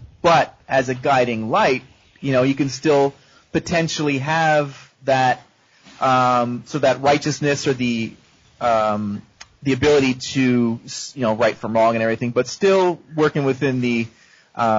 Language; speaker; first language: English; native; English